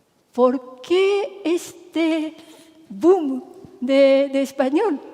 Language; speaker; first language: Spanish; non-native, fluent; Japanese